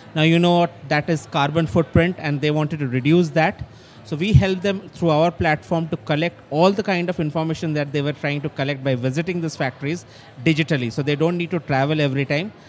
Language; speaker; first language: English; non-native, local second language; Bangla